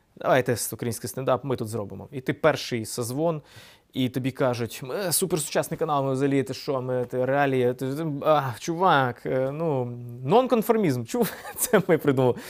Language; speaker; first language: Ukrainian; non-native, local second language; Russian